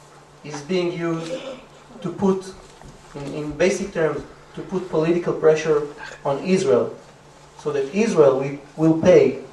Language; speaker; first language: English; non-native, fluent; Hebrew